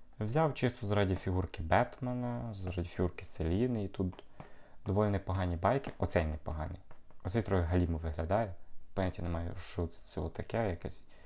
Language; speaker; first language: Ukrainian; non-native, local second language; Russian